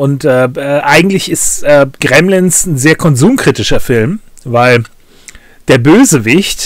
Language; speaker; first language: German; native; German